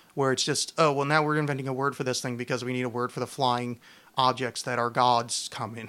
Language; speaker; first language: English; native; English